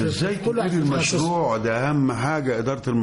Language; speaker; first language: Arabic; native; Arabic